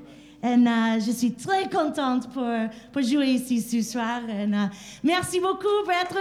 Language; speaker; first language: French; non-native, learner; English